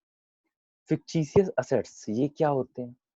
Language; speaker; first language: Hindi; native; Hindi